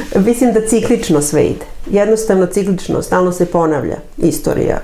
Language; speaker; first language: Serbian; native; Serbian